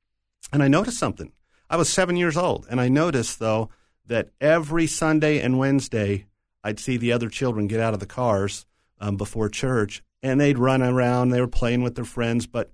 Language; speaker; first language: English; native; English